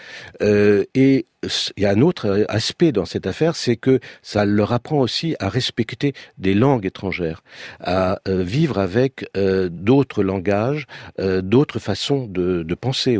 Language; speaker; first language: French; early bilingual, other home language; Romanian